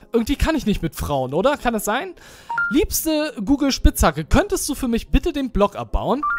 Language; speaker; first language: German; native; German